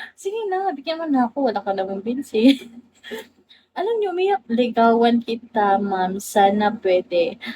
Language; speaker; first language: Filipino; non-native, local second language; Cebuano